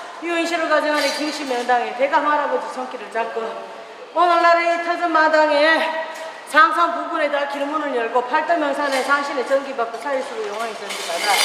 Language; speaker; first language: Korean; native; Korean